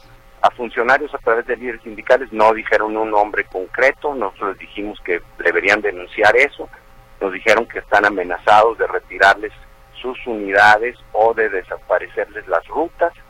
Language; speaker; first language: Spanish; native; Spanish